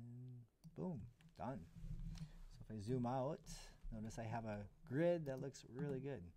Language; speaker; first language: English; native; English